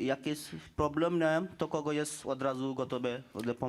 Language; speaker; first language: Polish; non-native, learner; Bangla